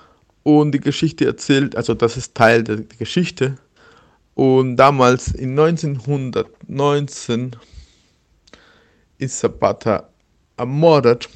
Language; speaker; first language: German; non-native, learner; Spanish